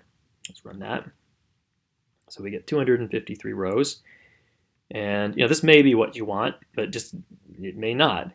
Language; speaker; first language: English; native; English